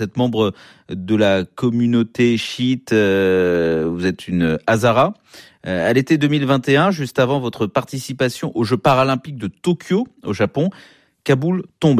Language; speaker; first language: French; native; French